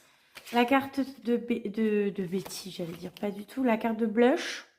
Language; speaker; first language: French; native; French